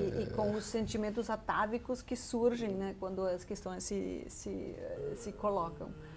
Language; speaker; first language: Portuguese; non-native, fluent; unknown